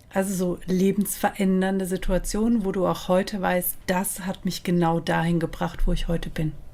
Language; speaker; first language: German; native; German